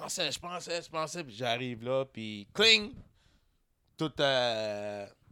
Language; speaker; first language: French; native; French